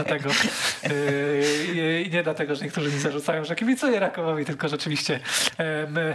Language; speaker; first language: Polish; native; Polish